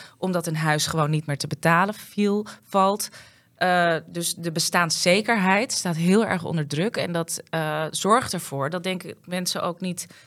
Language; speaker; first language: Dutch; native; Dutch